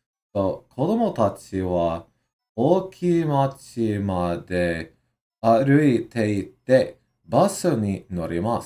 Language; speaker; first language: Japanese; non-native, learner; English